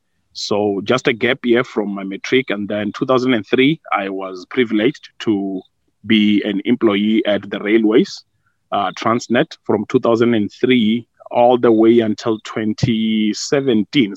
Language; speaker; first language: English; non-native, local second language; Venda